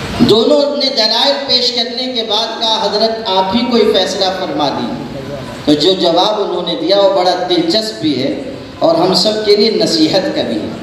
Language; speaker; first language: Urdu; native; Urdu